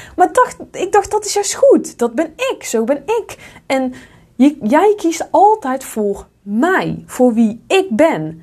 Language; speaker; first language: Dutch; native; Dutch